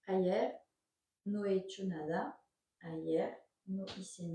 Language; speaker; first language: Spanish; non-native, learner; French